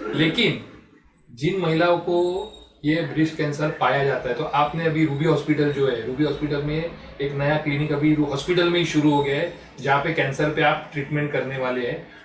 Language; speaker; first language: Hindi; non-native, local second language; Marathi